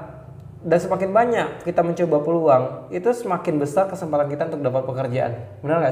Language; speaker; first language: Indonesian; native; Indonesian